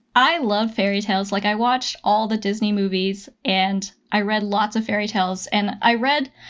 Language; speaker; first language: English; native; English